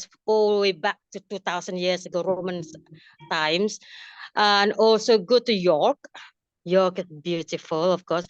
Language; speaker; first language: English; non-native, fluent; Indonesian